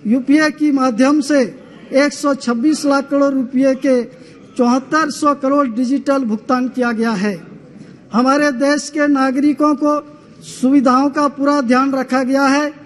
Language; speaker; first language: Hindi; native; Hindi